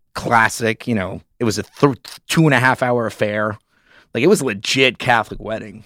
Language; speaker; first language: English; early bilingual, heritage; English